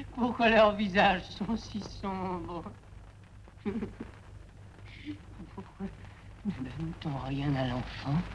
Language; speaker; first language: French; native; French